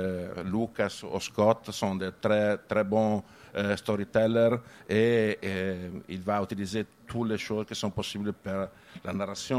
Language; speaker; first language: French; non-native, learner; Italian